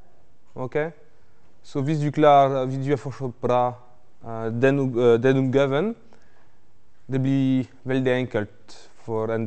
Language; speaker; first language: Norwegian; non-native, fluent; French